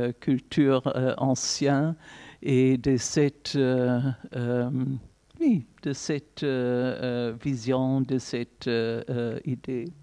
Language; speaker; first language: French; non-native, fluent; German